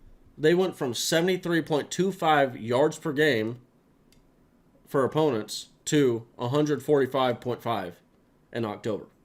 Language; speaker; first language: English; native; English